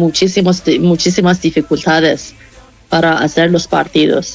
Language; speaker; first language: Spanish; non-native, fluent; Persian